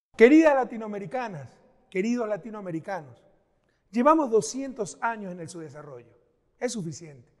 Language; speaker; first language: Spanish; native; Spanish